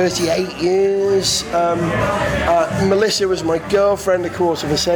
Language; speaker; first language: English; native; English